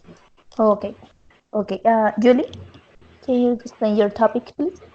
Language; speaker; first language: English; non-native, learner; Spanish